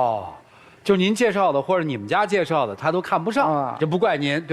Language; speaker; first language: Chinese; native; Chinese